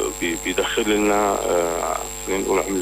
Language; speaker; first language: Arabic; native; Arabic